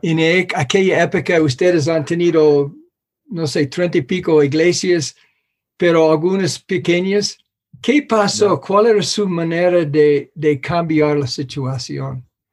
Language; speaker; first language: Spanish; non-native, fluent; English